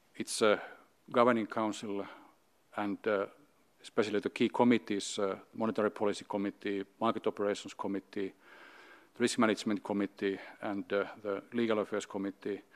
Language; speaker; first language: English; non-native, fluent; Finnish